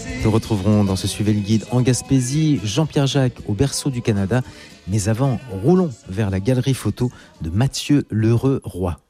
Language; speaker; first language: French; native; French